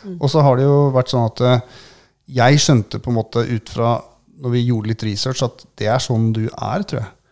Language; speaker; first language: Norwegian; native; Norwegian